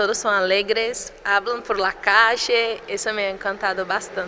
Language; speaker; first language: Spanish; non-native, fluent; Portuguese